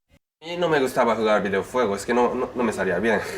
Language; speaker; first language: Spanish; non-native, learner; Japanese